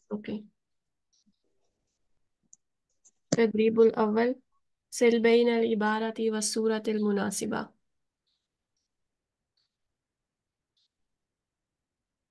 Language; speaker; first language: Urdu; native; Urdu